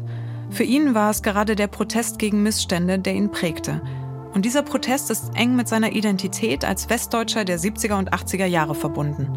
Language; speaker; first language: German; native; German